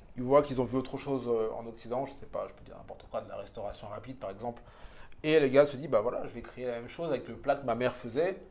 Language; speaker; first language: French; early bilingual, other home language; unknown